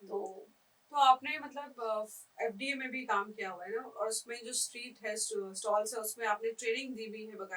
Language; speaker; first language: Hindi; native; Hindi